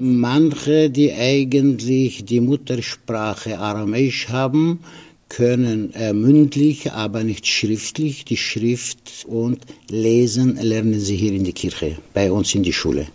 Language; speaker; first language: German; non-native, fluent; Aramaic